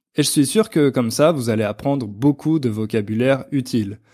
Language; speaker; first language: French; native; French